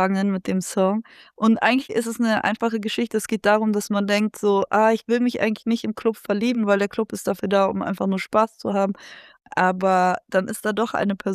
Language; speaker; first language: German; native; German